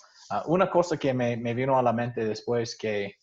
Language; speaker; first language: Spanish; non-native, fluent; English